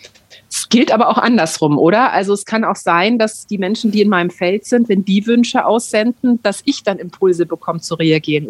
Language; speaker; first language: German; native; German